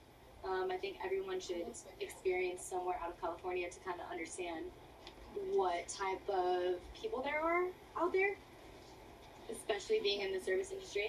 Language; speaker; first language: English; native; English